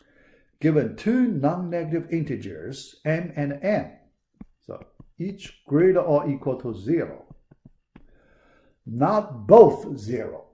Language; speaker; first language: English; non-native, fluent; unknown